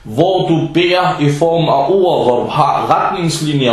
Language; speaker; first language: Danish; non-native, fluent; Arabic